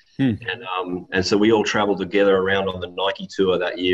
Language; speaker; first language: English; native; English